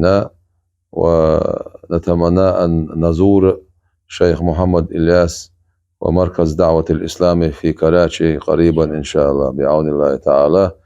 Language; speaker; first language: Arabic; non-native, fluent; Chechen